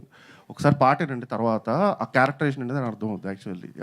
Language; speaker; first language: Telugu; native; Telugu